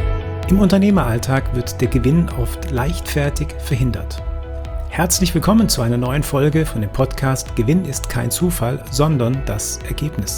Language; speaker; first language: German; native; German